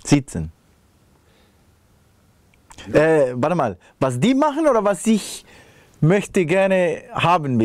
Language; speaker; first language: German; non-native, fluent; Spanish